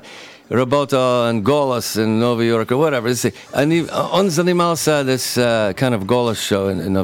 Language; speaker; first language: Russian; non-native, learner; English